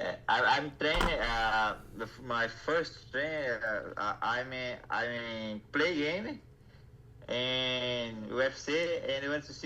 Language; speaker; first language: English; non-native, learner; Portuguese